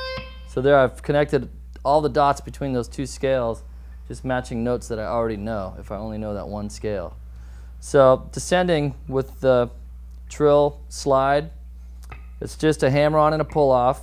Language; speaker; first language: English; native; English